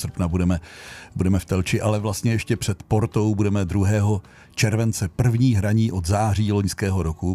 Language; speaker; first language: Czech; native; Czech